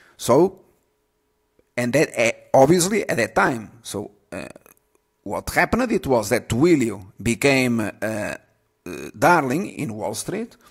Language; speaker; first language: English; non-native, fluent; Portuguese